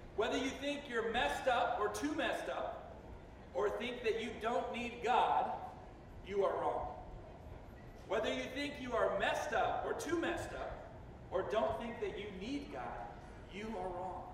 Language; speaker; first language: English; native; English